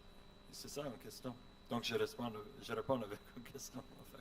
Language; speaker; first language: French; non-native, learner; English